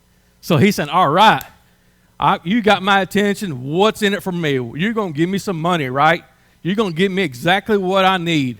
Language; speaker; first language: English; native; English